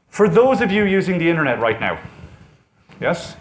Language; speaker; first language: English; native; English